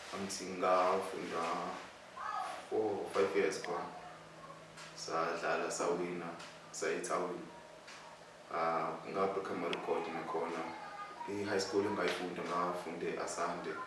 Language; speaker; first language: Zulu; native; Zulu